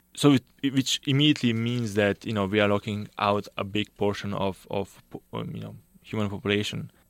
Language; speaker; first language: English; non-native, fluent; Slovenian